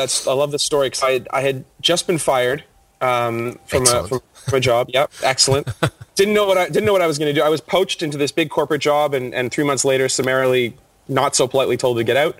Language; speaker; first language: English; native; English